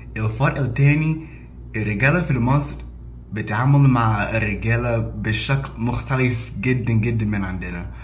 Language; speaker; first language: Egyptian Arabic; non-native, fluent; English